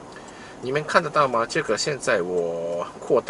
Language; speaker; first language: Chinese; non-native, fluent; Japanese